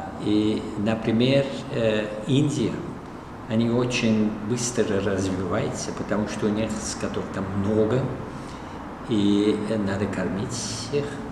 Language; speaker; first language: Russian; non-native, fluent; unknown